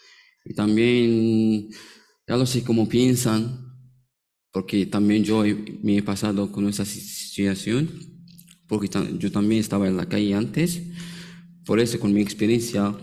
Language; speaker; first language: Spanish; non-native, learner; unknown